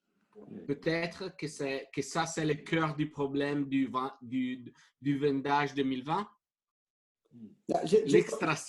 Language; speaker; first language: French; non-native, fluent; Italian